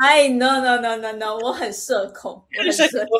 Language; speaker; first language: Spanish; non-native, fluent; Chinese